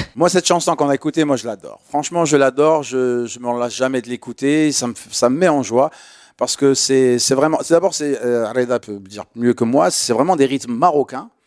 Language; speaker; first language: French; non-native, local second language; Arabic